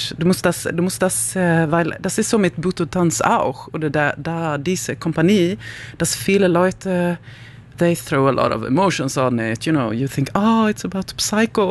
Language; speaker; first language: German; non-native, learner; Swedish